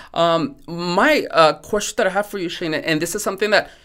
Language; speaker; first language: English; non-native, fluent; Spanish